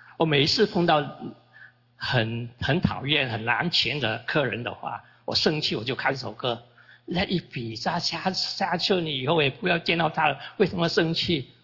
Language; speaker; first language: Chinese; native; Chinese